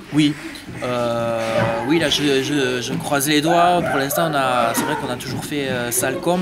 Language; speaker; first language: French; native; French